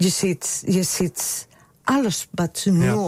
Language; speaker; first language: Dutch; non-native, fluent; Spanish